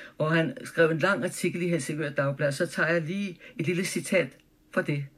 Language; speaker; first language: Danish; early bilingual, other home language; German